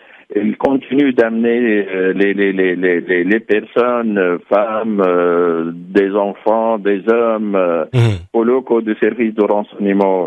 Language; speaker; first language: French; non-native, fluent; Arabic